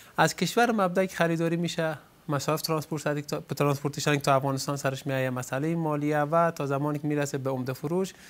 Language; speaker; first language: Persian; native; Persian